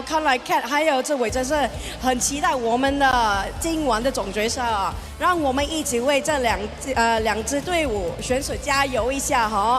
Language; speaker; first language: Chinese; early bilingual, heritage; Chinese